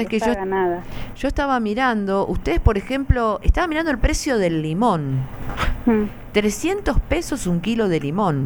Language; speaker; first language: Spanish; native; Spanish